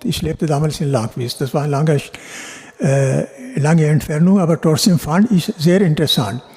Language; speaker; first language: German; non-native, fluent; Urdu